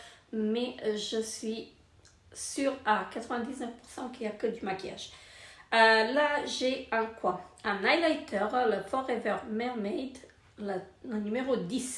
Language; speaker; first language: French; native; French